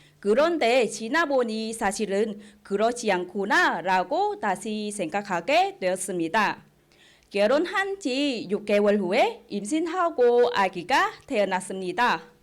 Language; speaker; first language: Korean; non-native, fluent; Vietnamese